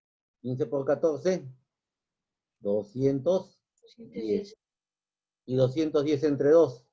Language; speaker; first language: Spanish; native; Spanish